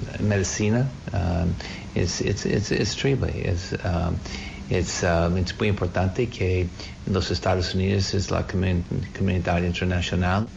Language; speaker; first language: Spanish; non-native, learner; English